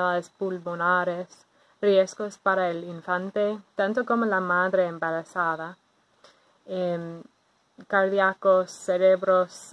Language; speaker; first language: Spanish; non-native, fluent; English